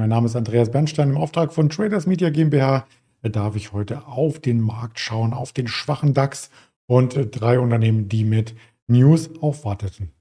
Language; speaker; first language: German; native; German